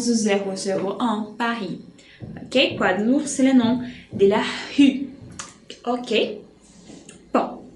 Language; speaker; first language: French; non-native, fluent; Portuguese